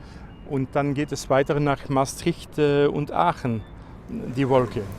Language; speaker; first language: German; non-native, fluent; French